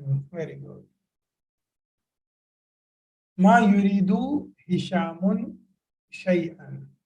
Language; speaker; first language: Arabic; non-native, fluent; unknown